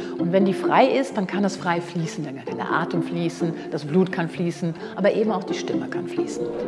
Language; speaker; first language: German; native; German